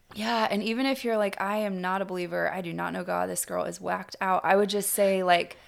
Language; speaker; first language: English; native; English